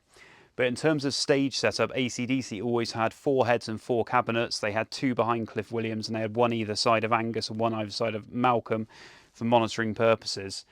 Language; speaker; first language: English; native; English